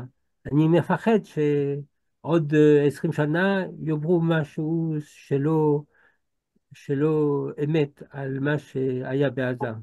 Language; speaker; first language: Hebrew; non-native, fluent; French